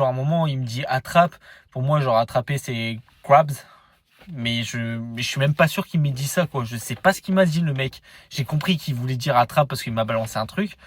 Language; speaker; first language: French; native; French